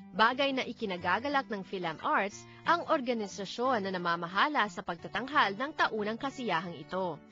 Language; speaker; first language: Filipino; native; Filipino